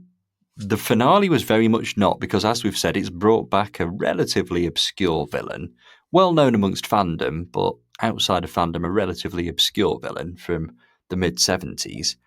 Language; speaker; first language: English; native; English